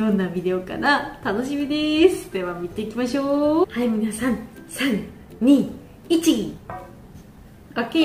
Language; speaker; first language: Japanese; non-native, learner; Georgian